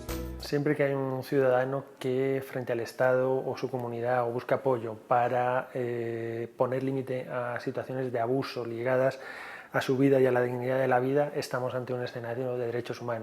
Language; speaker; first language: Spanish; native; Spanish